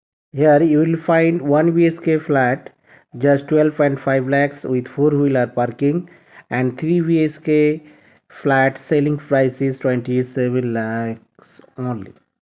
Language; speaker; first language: English; non-native, local second language; Bangla